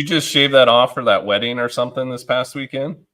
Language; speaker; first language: English; native; English